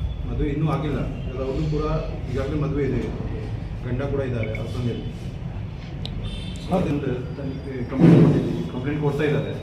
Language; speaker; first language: Kannada; non-native, fluent; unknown